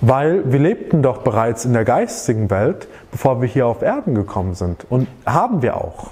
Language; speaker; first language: German; native; German